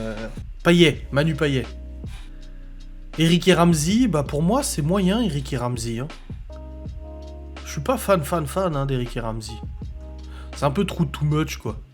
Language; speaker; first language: French; native; French